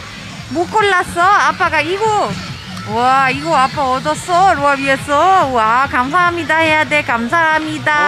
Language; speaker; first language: Korean; non-native, learner; German